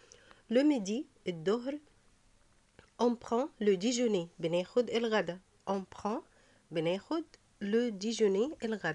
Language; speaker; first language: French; non-native, fluent; Arabic